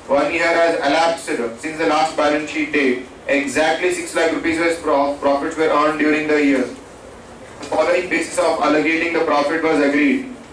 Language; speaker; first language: English; non-native, local second language; Telugu